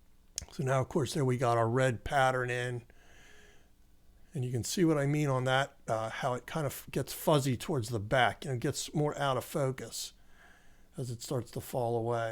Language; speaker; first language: English; native; English